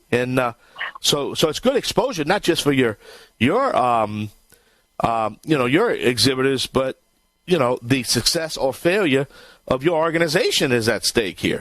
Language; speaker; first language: English; native; English